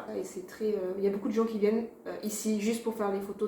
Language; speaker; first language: French; native; French